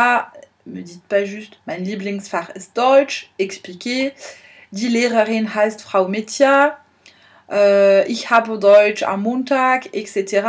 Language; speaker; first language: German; non-native, fluent; French